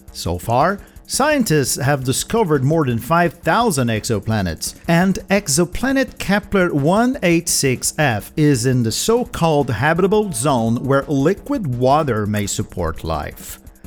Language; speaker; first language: English; non-native, fluent; Portuguese